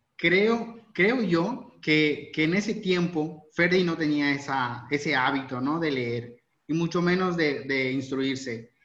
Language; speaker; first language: Spanish; native; Spanish